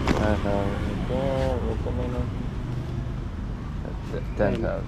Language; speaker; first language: English; non-native, learner; Latvian